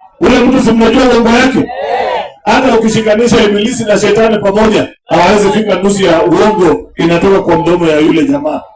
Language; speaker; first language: Swahili; non-native, local second language; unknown